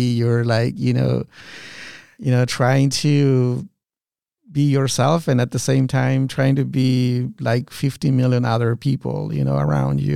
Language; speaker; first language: English; non-native, fluent; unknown